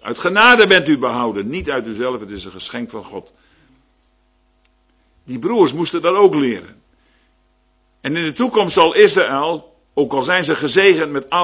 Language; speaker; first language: Dutch; native; Dutch